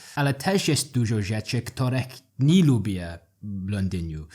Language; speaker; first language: Polish; non-native, learner; English